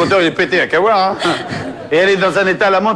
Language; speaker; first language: French; native; French